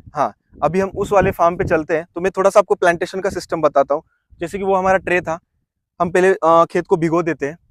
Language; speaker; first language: Hindi; non-native, local second language; Marathi